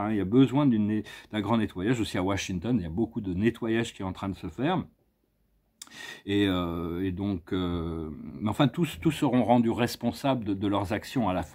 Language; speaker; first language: French; native; French